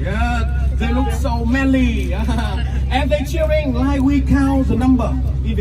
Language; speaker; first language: English; non-native, learner; Vietnamese